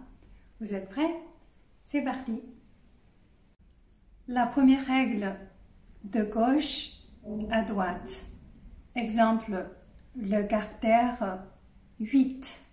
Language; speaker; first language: French; non-native, fluent; Chinese